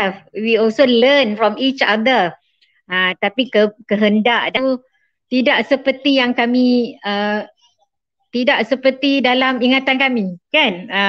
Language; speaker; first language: Malay; native; Malay